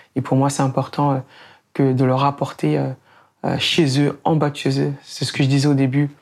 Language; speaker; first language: French; native; French